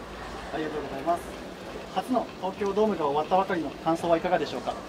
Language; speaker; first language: Japanese; native; Japanese